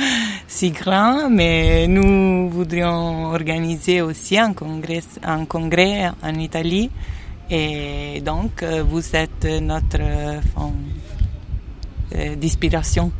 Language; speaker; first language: French; non-native, fluent; Italian